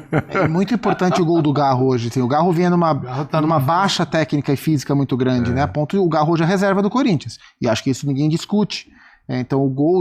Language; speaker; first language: Portuguese; native; Portuguese